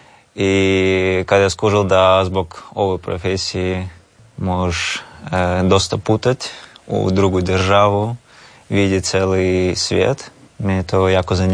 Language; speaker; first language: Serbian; non-native, learner; Russian